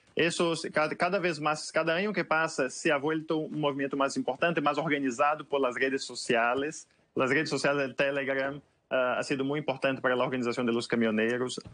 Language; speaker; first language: Portuguese; native; Portuguese